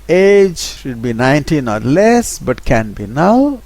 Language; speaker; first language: English; non-native, local second language; Tamil